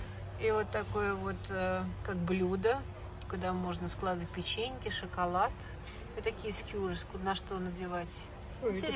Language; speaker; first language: Russian; native; Russian